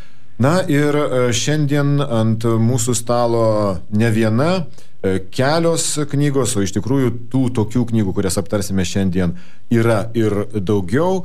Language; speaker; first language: Lithuanian; native; Lithuanian